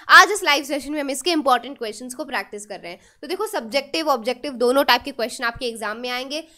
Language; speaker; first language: Hindi; native; Hindi